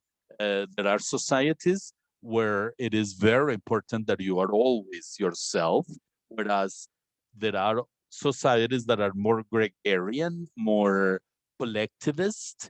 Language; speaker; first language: English; non-native, fluent; Spanish